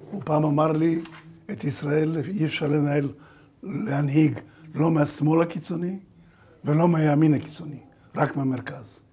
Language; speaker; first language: Hebrew; early bilingual, other home language; Bulgarian